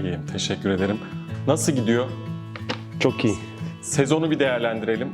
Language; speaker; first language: Turkish; native; Turkish